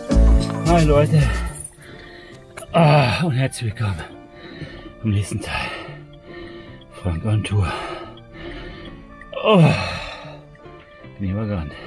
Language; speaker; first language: German; native; German